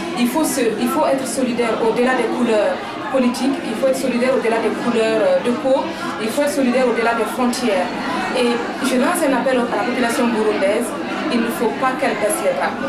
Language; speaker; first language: French; non-native, local second language; Mossi